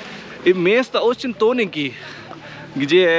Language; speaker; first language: Russian; non-native, learner; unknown